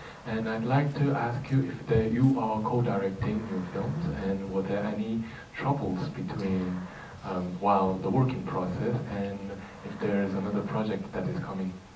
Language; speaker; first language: English; non-native, fluent; Korean